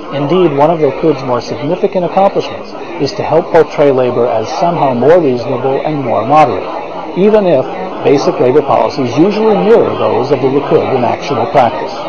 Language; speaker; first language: English; native; English